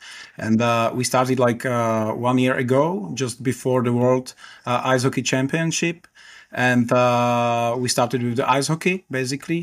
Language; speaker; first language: English; non-native, fluent; Czech